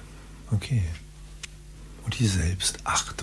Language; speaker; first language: German; native; German